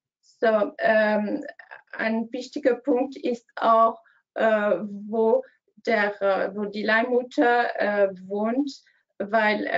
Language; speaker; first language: German; non-native, learner; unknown